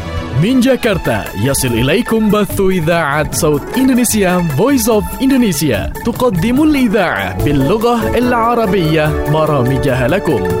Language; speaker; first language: Arabic; non-native, fluent; Indonesian